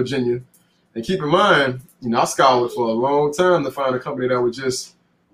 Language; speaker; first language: English; native; English